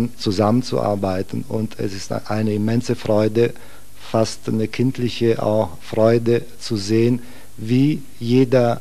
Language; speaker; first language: German; non-native, fluent; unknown